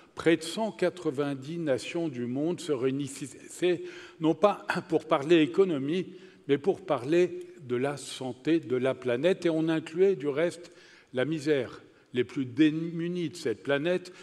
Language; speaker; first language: French; native; French